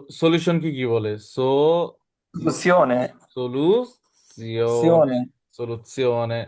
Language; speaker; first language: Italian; non-native, learner; Bangla